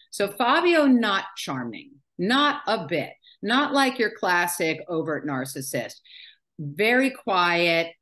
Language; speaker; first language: English; native; English